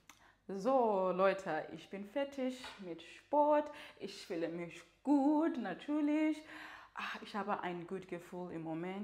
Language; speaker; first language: German; non-native, learner; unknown